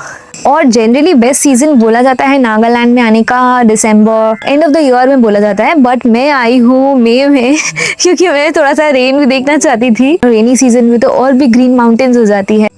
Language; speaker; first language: Hindi; native; Hindi